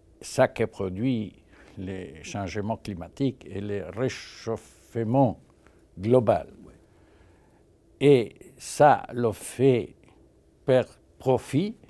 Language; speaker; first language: French; non-native, fluent; Spanish